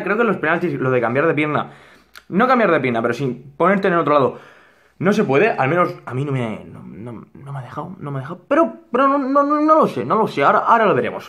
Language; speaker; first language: Spanish; native; Spanish